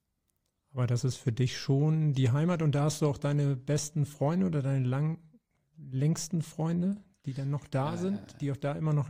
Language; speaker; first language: German; native; German